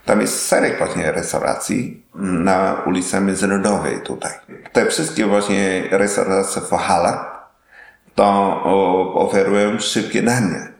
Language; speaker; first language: Polish; non-native, learner; Vietnamese